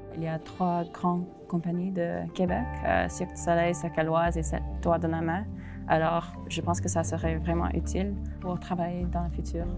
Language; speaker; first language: French; non-native, local second language; English